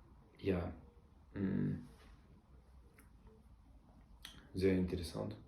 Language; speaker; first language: German; non-native, learner; Russian